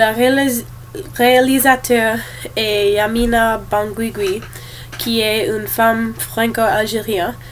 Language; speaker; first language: French; non-native, learner; English